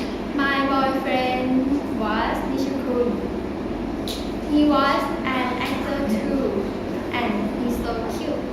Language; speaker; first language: English; non-native, learner; Thai